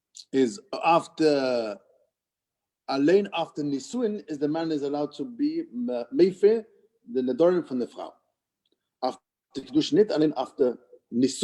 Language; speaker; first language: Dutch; non-native, fluent; English